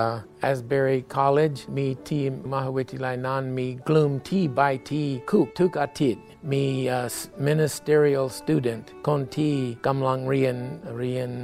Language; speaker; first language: Thai; non-native, fluent; English